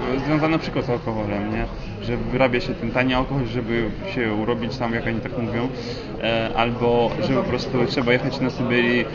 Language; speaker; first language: Polish; non-native, fluent; Russian